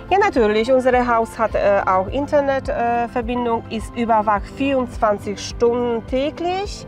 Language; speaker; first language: German; non-native, fluent; Polish